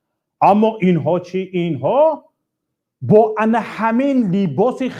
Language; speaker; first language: Persian; native; Persian